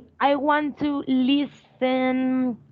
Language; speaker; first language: English; non-native, fluent; Spanish